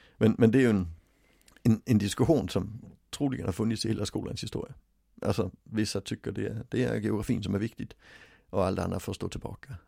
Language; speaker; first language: Swedish; native; Swedish